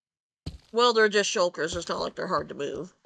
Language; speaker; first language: English; native; English